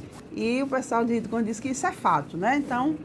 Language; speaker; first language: Portuguese; native; Portuguese